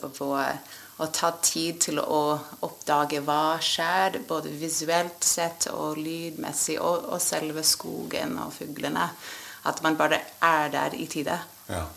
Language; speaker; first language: Norwegian; non-native, fluent; English